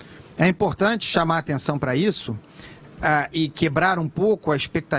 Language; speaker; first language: Portuguese; native; Portuguese